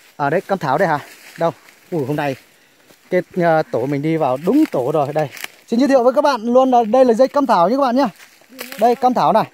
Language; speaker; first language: Vietnamese; non-native, local second language; Muong